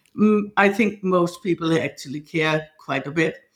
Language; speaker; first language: English; non-native, fluent; Danish